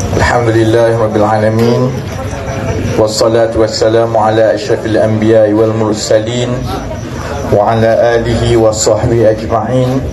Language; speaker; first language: Malay; native; Malay